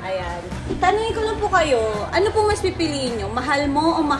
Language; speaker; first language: Filipino; native; Filipino